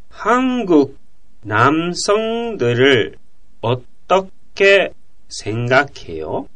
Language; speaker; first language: Korean; non-native, fluent; Japanese